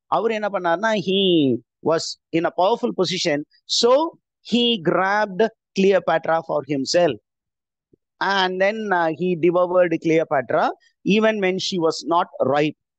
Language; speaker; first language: English; non-native, local second language; Tamil